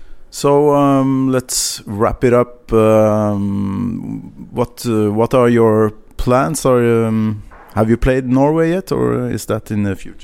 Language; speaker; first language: English; non-native, fluent; Norwegian